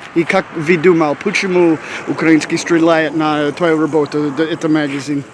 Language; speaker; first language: Russian; non-native, learner; English